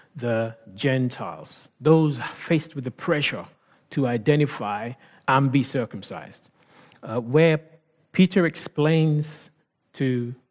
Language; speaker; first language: English; non-native, local second language; Yoruba